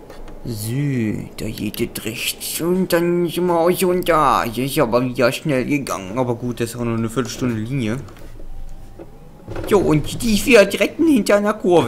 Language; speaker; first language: German; native; German